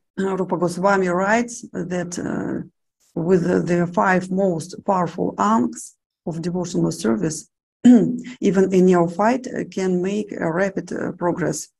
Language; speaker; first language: English; non-native, learner; Russian